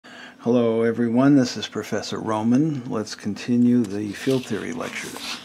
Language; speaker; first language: English; native; English